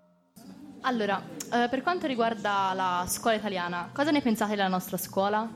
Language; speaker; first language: Italian; native; Italian